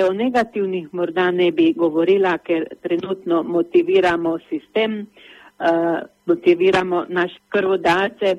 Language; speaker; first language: Slovenian; native; Slovenian